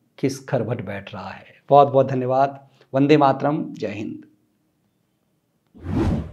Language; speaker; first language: Hindi; native; Hindi